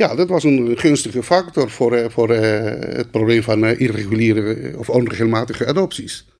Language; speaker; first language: Dutch; non-native, local second language; Spanish